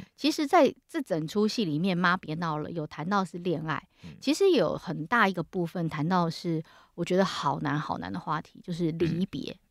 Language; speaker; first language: Chinese; native; Chinese